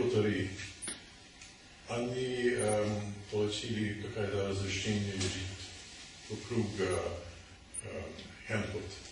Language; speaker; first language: Russian; non-native, learner; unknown